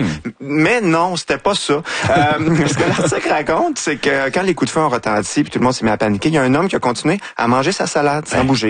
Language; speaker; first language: French; native; French